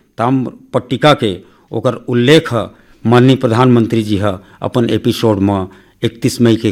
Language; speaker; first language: Hindi; non-native, local second language; Chhattisgarhi